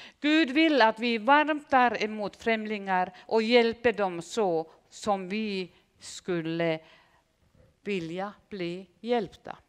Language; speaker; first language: Swedish; non-native, fluent; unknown